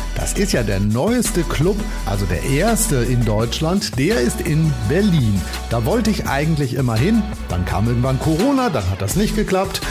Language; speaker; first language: German; native; German